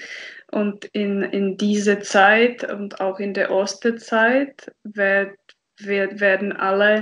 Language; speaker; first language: German; non-native, fluent; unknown